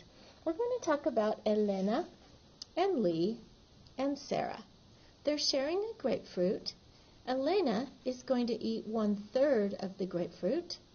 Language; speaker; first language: English; native; English